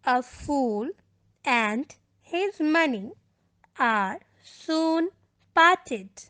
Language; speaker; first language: English; non-native, local second language; Punjabi